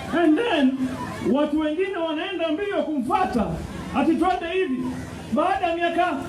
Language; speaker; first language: Swahili; native; Swahili